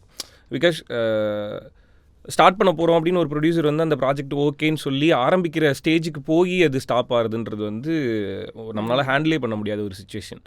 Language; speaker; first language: Tamil; native; Tamil